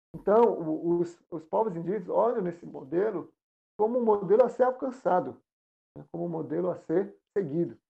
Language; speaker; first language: Portuguese; non-native, local second language; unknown